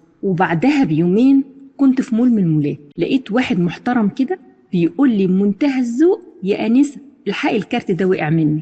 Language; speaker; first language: Arabic; native; Arabic